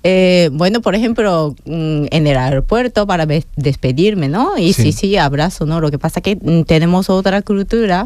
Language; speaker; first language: Spanish; non-native, fluent; Japanese